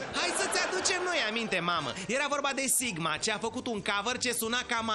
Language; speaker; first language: Romanian; native; Romanian